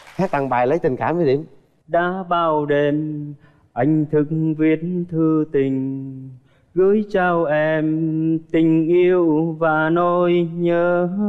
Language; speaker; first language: Vietnamese; native; Vietnamese